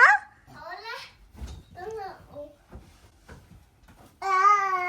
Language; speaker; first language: Chinese; early bilingual, heritage; Cantonese